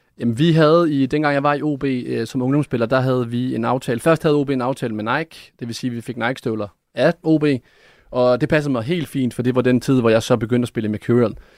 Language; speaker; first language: Danish; early bilingual, other home language; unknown